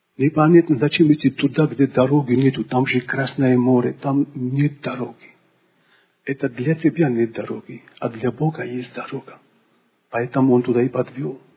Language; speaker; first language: Russian; non-native, local second language; Georgian